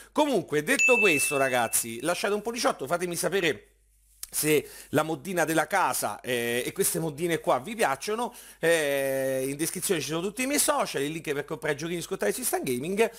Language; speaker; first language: Italian; native; Italian